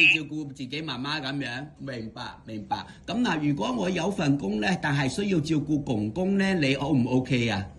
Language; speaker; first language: Cantonese; native; Cantonese